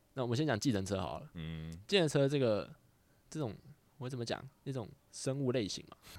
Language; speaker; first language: Chinese; native; Chinese